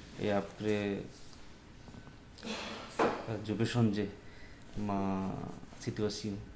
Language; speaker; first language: French; non-native, learner; Bangla